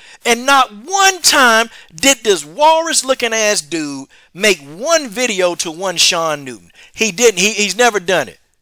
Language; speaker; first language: English; native; English